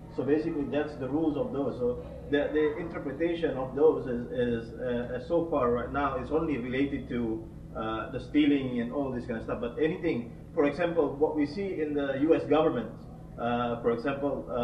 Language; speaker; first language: English; non-native, fluent; Indonesian